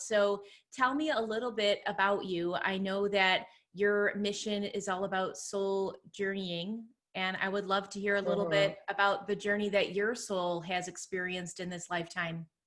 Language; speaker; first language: English; native; English